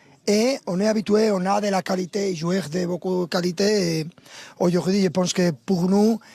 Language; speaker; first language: French; non-native, fluent; Spanish